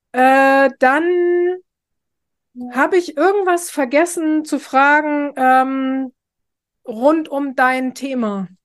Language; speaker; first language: German; native; German